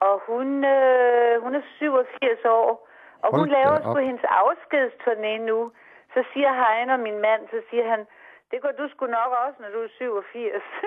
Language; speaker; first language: Danish; native; Danish